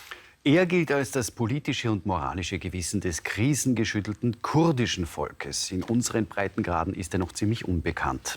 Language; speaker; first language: German; native; German